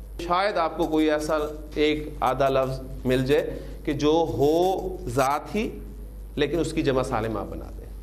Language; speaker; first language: Urdu; native; Urdu